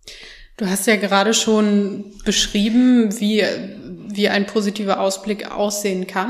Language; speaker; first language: German; native; German